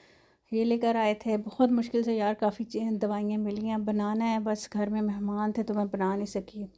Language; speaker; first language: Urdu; non-native, local second language; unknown